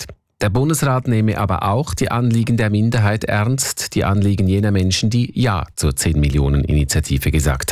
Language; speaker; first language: German; native; German